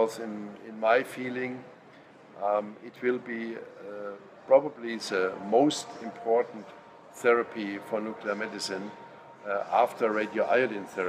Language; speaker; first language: English; non-native, fluent; German